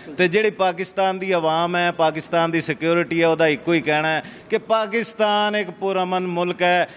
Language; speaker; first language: Punjabi; native; Punjabi